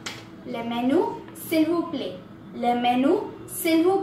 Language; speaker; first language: French; non-native, learner; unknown